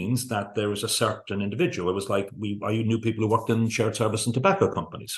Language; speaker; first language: English; native; English